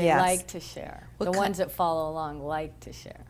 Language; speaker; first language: English; native; English